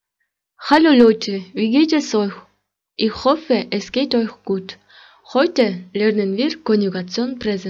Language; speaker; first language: German; non-native, learner; Kyrgyz